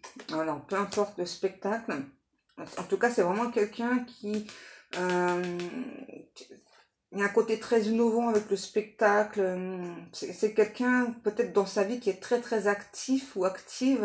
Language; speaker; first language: French; native; French